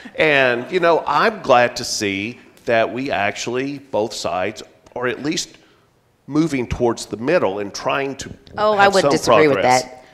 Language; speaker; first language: English; native; English